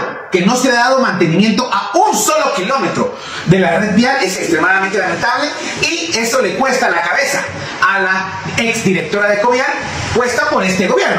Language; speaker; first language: Spanish; native; Spanish